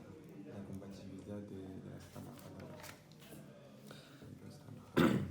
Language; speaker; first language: Spanish; non-native, learner; French